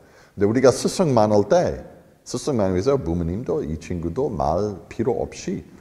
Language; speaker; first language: Korean; non-native, fluent; English